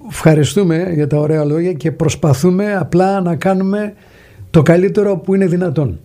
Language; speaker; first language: Greek; native; Greek